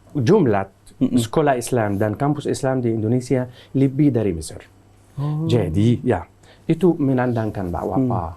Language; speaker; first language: Indonesian; non-native, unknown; Arabic